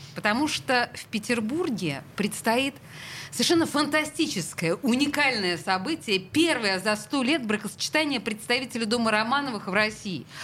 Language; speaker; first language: Russian; native; Russian